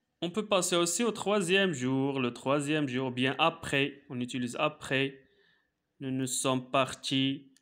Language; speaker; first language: French; non-native, local second language; Arabic